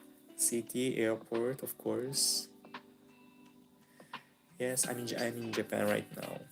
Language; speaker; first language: English; non-native, local second language; Filipino